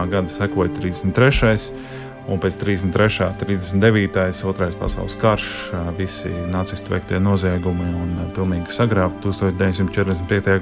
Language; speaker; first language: Latvian; native; Latvian